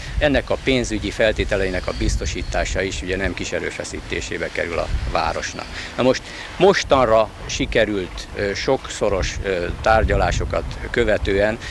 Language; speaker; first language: Hungarian; native; Hungarian